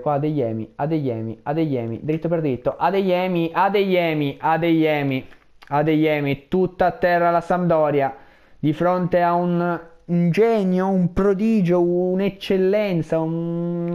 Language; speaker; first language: Italian; native; Italian